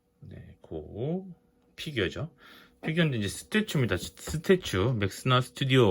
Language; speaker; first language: Korean; native; Korean